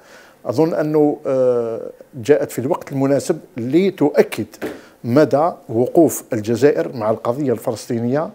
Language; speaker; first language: Arabic; native; Arabic